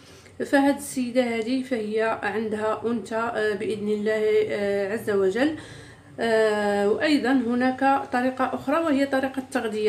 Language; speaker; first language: Arabic; native; Arabic